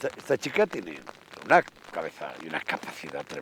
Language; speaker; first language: Spanish; native; Spanish